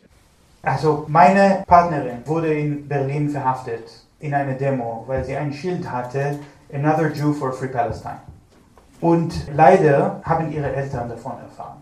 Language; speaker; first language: German; non-native, fluent; Hebrew